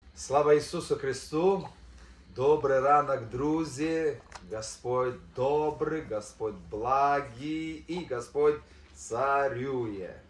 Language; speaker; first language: Ukrainian; non-native, local second language; Russian